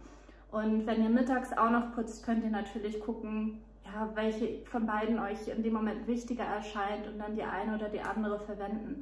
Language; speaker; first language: German; native; German